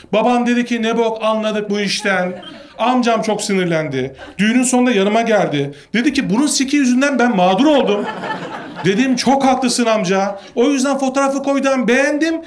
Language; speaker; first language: Turkish; native; Turkish